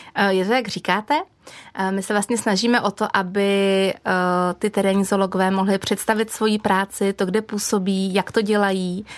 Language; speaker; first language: Czech; native; Czech